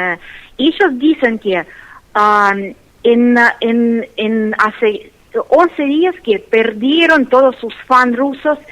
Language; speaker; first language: Spanish; non-native, fluent; Russian